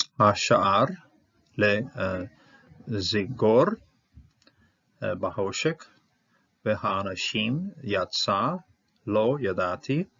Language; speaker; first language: Hebrew; non-native, fluent; English